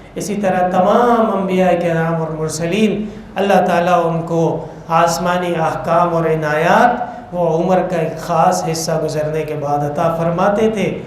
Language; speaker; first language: Urdu; non-native, local second language; Pashto